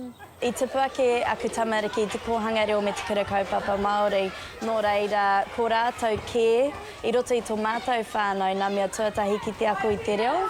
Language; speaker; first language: Māori; non-native, local second language; English